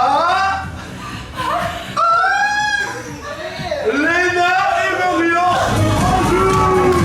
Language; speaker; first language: French; native; French